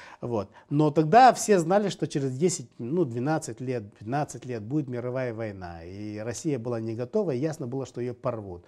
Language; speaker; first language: Russian; native; Russian